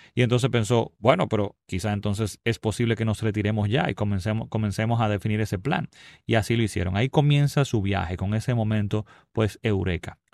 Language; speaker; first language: Spanish; native; Spanish